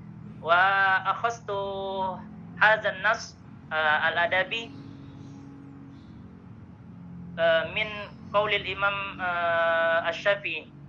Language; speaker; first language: Arabic; non-native, learner; Indonesian